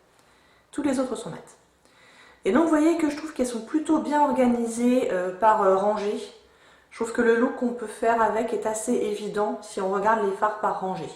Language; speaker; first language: French; native; French